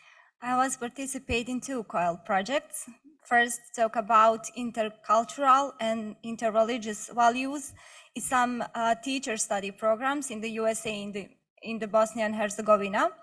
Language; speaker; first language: English; non-native, learner; Bosnian